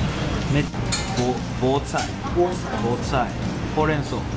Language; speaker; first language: Japanese; native; Japanese